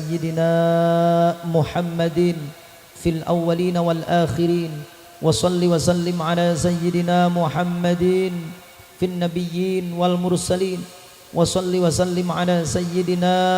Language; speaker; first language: Indonesian; native; Indonesian